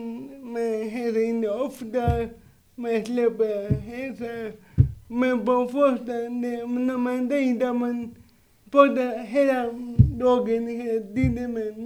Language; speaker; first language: Swedish; non-native, learner; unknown